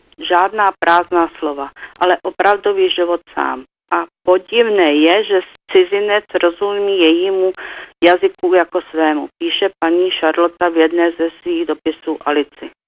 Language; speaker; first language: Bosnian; non-native, fluent; Czech